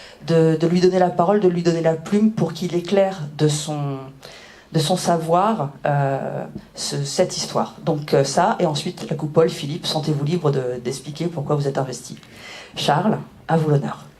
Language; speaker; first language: French; native; French